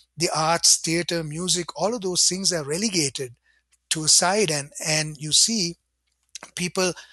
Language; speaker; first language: English; non-native, local second language; Sinhala